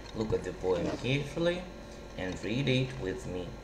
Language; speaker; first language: English; non-native, fluent; Russian